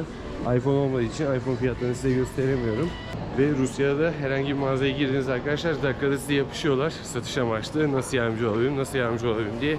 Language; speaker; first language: Turkish; native; Turkish